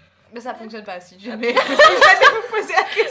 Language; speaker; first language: French; native; French